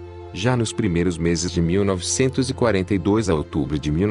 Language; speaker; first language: Portuguese; native; Portuguese